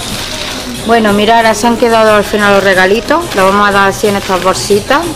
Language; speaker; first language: Spanish; native; Spanish